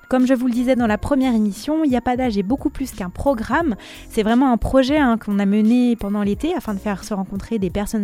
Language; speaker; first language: French; native; French